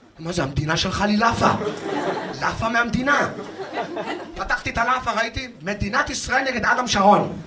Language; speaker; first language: Hebrew; native; Hebrew